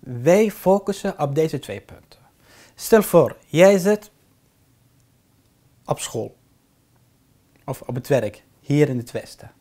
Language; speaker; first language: Dutch; non-native, fluent; Arabic